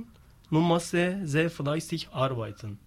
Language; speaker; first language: German; non-native, learner; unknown